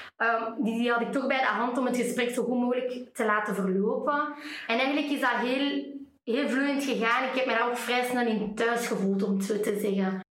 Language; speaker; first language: Dutch; native; Dutch